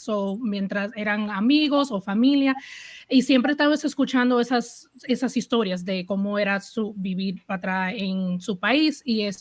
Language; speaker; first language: Spanish; early bilingual, heritage; Spanish